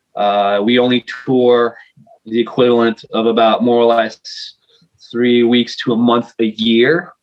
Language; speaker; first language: English; non-native, fluent; French